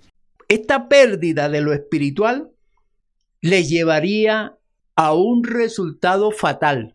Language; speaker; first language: Spanish; native; Spanish